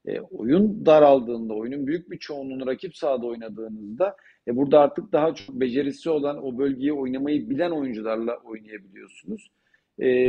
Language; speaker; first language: Turkish; native; Turkish